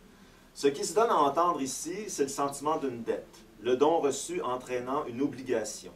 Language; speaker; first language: French; native; French